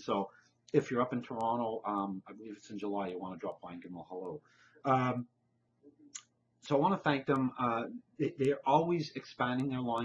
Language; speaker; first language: English; native; English